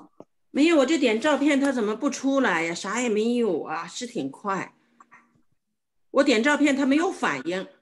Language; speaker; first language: Chinese; native; Chinese